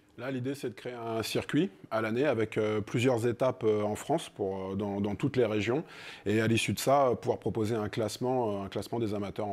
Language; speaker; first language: French; native; French